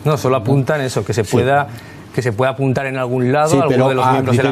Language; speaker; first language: Spanish; native; Spanish